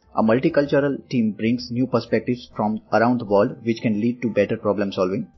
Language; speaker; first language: English; non-native, local second language; Gujarati